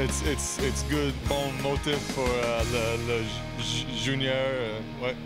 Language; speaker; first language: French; non-native, learner; English